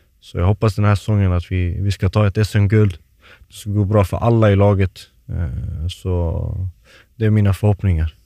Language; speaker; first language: Swedish; early bilingual, other home language; Turoyo